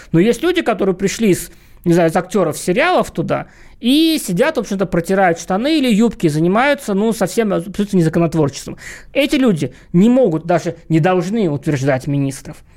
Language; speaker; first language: Russian; native; Russian